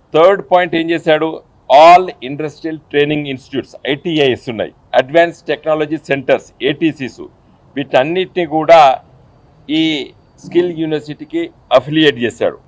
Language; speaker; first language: Telugu; native; Telugu